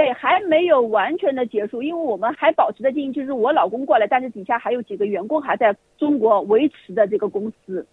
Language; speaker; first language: Chinese; native; Chinese